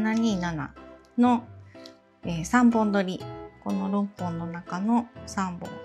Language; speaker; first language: Japanese; native; Japanese